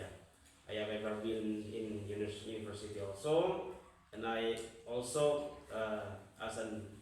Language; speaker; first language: English; non-native, fluent; Indonesian